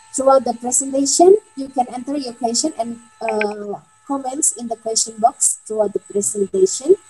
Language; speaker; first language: English; non-native, fluent; Indonesian